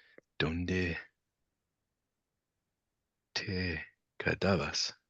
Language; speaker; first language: Spanish; non-native, learner; English